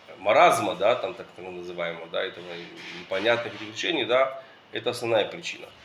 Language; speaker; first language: Russian; early bilingual, heritage; Russian